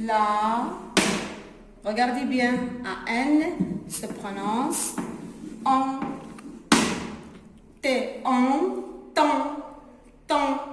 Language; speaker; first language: French; non-native, local second language; Arabic